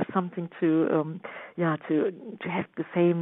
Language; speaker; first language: English; non-native, fluent; German